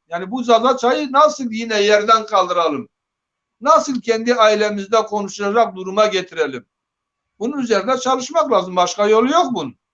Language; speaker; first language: Turkish; non-native, local second language; Zaza